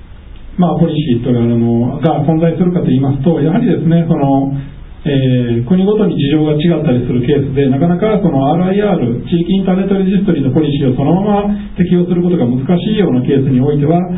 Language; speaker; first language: Japanese; native; Japanese